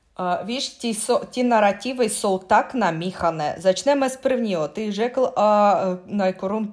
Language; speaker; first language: Czech; non-native, learner; Russian